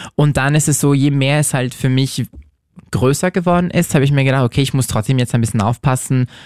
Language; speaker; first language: German; non-native, fluent; French